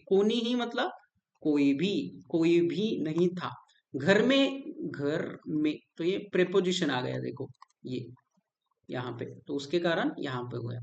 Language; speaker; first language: Hindi; non-native, local second language; Marathi